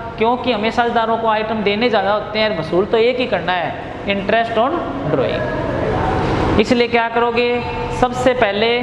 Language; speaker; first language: Hindi; native; Hindi